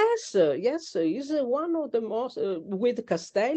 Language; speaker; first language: English; non-native, learner; Italian